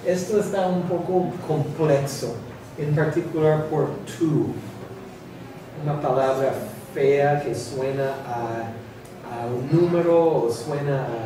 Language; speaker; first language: Portuguese; non-native, learner; English